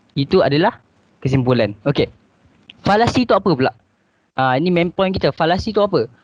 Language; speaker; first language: Malay; native; Malay